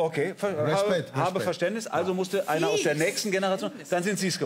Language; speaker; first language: German; native; German